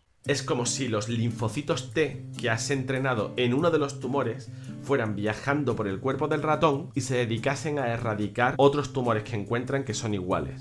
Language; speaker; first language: Spanish; native; Spanish